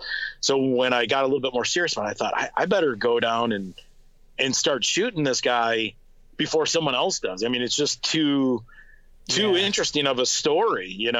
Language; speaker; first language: English; native; English